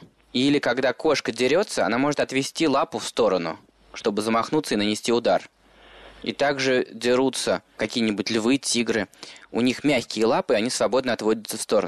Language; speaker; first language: Russian; native; Russian